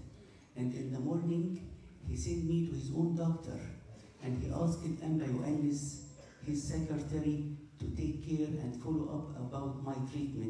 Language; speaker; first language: English; non-native, fluent; Arabic